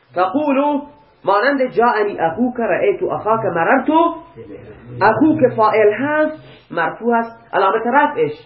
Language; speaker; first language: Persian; non-native, local second language; Baluchi